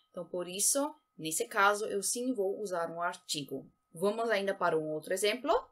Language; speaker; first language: Portuguese; native; Portuguese